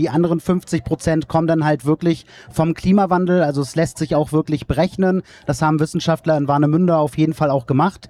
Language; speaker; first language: German; native; German